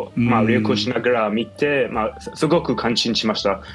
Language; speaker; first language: Japanese; non-native, fluent; English